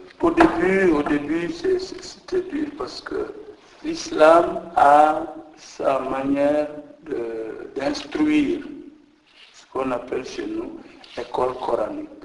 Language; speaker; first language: French; non-native, local second language; Jola-Fonyi